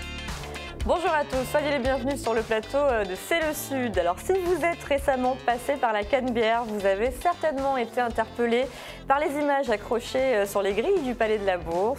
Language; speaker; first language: French; native; French